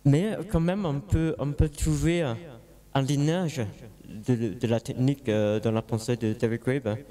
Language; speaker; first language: French; non-native, learner; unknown